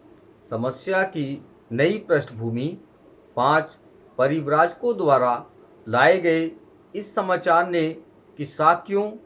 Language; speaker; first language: Hindi; native; Hindi